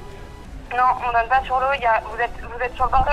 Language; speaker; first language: French; native; French